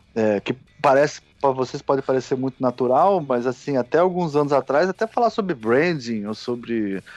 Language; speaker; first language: Portuguese; native; Portuguese